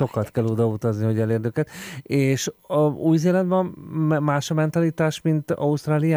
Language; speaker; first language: Hungarian; native; Hungarian